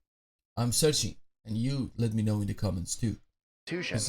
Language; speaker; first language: English; non-native, fluent; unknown